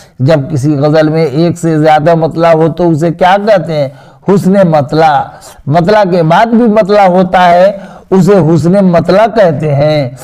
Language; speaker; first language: Urdu; native; Urdu